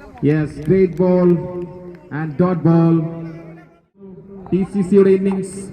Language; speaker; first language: English; non-native, local second language; Malayalam